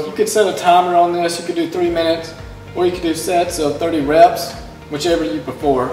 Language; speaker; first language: English; native; English